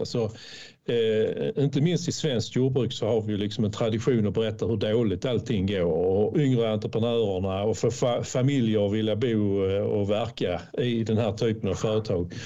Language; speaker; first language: Swedish; native; Swedish